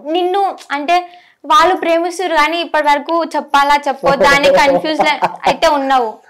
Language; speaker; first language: Telugu; non-native, local second language; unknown